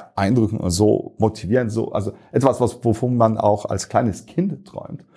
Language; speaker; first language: German; non-native, fluent; Turkish